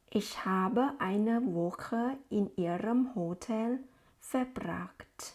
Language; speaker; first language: German; non-native, fluent; Thai